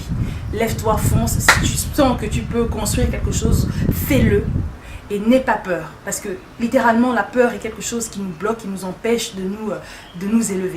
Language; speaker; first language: French; native; French